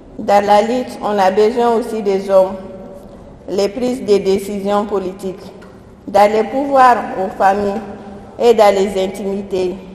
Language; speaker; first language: French; non-native, local second language; Soninke